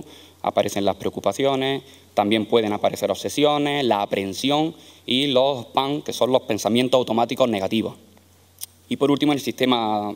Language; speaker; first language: Spanish; native; Spanish